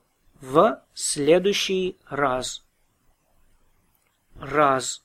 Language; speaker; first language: Russian; non-native, fluent; English